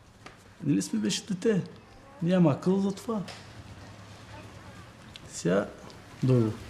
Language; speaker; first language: Bulgarian; non-native, local second language; Turkish